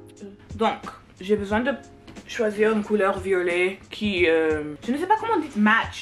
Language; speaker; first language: French; non-native, learner; English